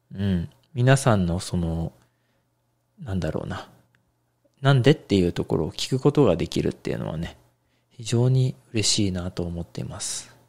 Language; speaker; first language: Japanese; native; Japanese